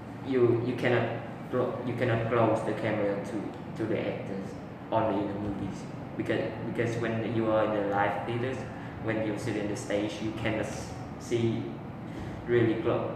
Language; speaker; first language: English; non-native, learner; Vietnamese